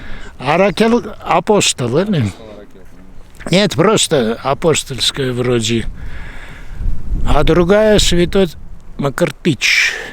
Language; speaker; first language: Russian; non-native, local second language; Armenian